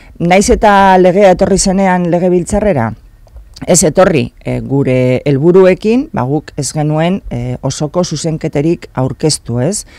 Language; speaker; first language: Basque; non-native, local second language; Spanish